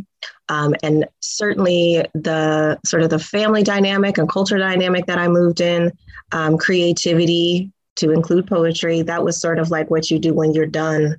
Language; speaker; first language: English; native; English